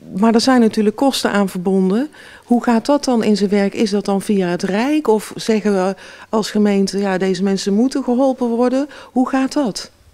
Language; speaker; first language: Dutch; native; Dutch